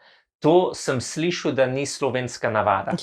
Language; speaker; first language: Slovenian; non-native, learner; English